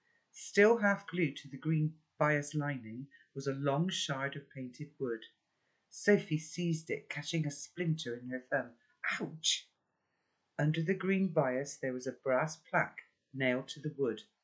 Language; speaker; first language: English; native; English